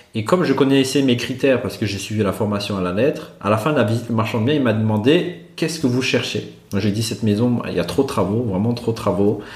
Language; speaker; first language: French; non-native, local second language; Malagasy